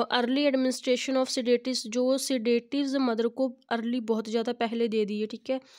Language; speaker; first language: Hindi; non-native, local second language; Punjabi